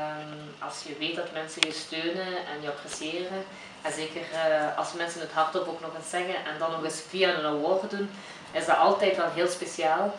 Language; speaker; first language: Dutch; early bilingual, other home language; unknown